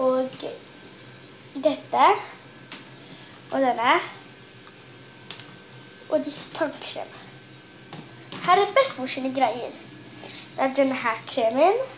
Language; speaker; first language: Swedish; early bilingual, other home language; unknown